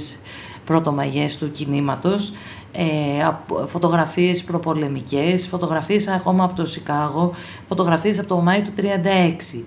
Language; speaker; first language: Greek; native; Greek